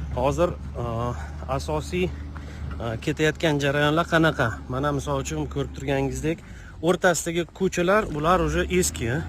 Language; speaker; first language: Uzbek; non-native, local second language; Russian